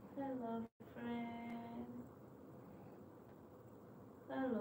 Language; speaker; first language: English; non-native, learner; Vietnamese